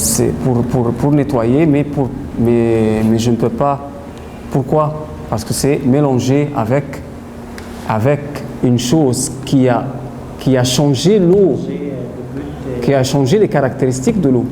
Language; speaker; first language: French; non-native, fluent; Arabic